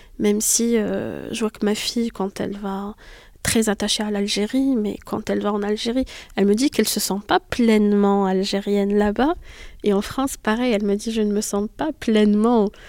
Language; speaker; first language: French; non-native, local second language; Arabic